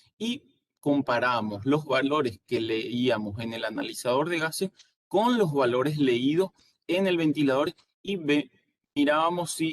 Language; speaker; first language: Spanish; native; Spanish